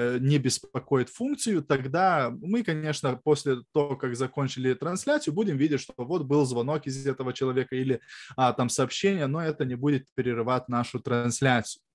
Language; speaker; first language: Russian; non-native, fluent; Lithuanian